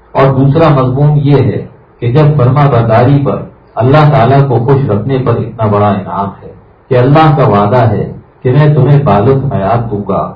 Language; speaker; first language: Urdu; native; Urdu